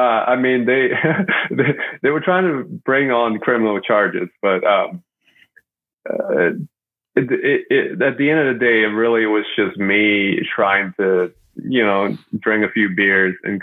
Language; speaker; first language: English; non-native, fluent; Chinese